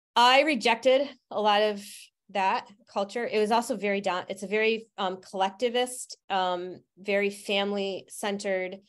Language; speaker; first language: English; native; English